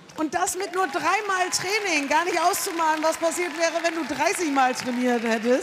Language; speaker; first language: German; native; German